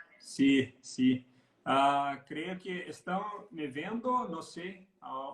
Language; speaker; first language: Spanish; non-native, learner; Portuguese